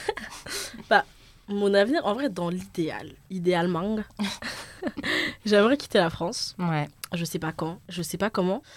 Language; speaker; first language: French; early bilingual, other home language; Bambara